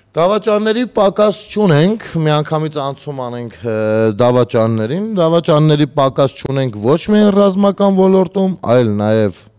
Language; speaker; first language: Armenian; native; Armenian